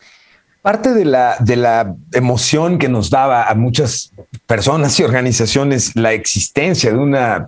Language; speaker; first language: Spanish; native; Spanish